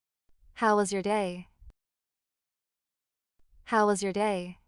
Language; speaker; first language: English; non-native, fluent; Portuguese